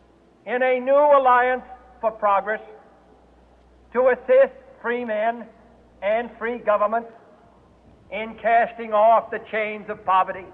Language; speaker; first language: English; native; English